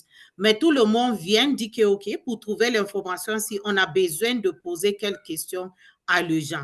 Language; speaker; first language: French; non-native, learner; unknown